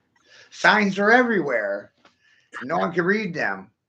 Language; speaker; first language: English; native; English